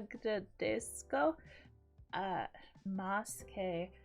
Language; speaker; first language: Spanish; non-native, learner; English